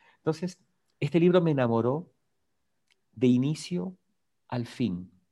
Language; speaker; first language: Spanish; native; Spanish